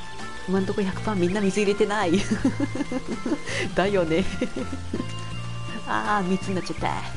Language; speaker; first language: Japanese; native; Japanese